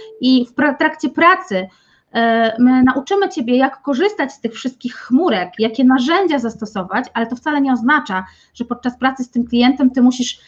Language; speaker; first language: Polish; native; Polish